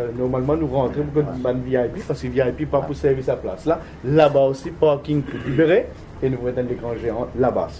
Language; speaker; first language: French; non-native, local second language; Morisyen